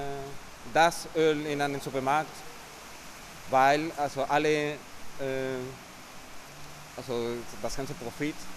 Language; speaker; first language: German; non-native, fluent; Spanish